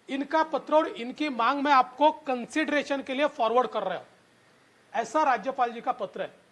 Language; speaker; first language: Hindi; non-native, local second language; Marathi